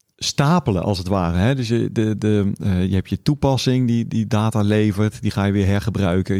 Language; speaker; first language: Dutch; native; Dutch